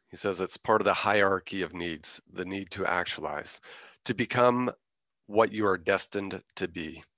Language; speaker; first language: English; native; English